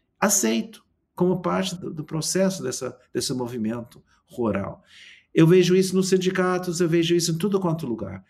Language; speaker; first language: Portuguese; non-native, fluent; English